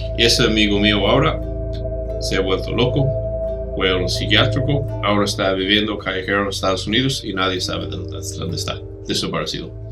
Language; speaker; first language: Spanish; non-native, fluent; English